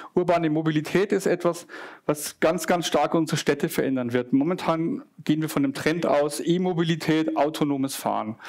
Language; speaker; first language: German; native; German